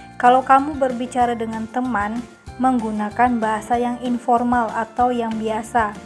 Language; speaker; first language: Indonesian; native; Indonesian